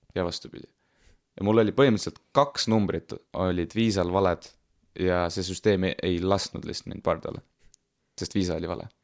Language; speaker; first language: Estonian; non-native, local second language; Russian